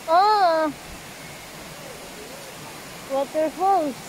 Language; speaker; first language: English; non-native, learner; Filipino